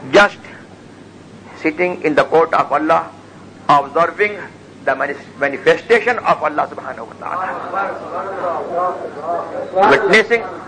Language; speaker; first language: English; non-native, local second language; Urdu